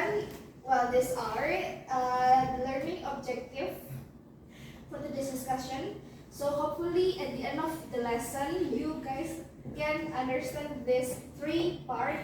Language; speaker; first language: English; non-native, learner; Indonesian